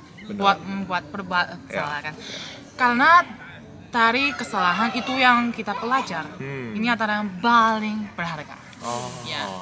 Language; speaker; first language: Indonesian; non-native, fluent; Chinese